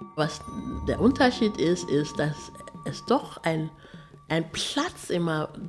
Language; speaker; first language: German; early bilingual, other home language; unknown